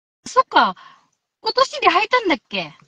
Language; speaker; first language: Japanese; non-native, local second language; Filipino